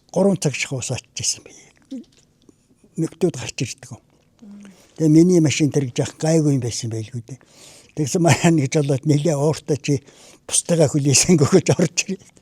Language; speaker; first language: Mongolian; native; Mongolian